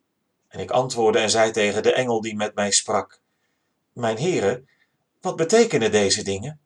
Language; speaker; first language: Dutch; native; Dutch